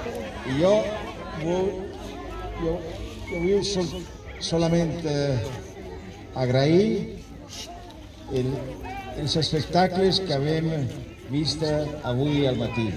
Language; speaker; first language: Catalan; non-native, fluent; Spanish